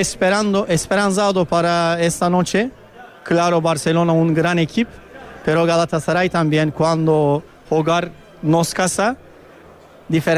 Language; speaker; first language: Spanish; non-native, learner; Turkish